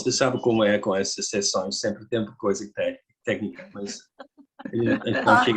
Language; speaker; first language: Portuguese; non-native, learner; Dutch